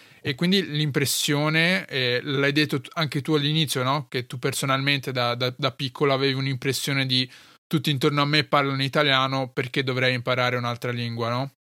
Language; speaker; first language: Italian; early bilingual, other home language; Arabic